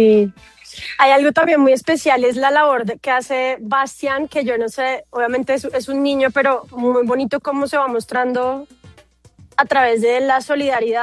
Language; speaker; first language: Spanish; native; Spanish